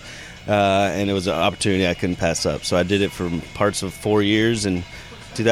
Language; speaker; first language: English; early bilingual, other home language; Spanish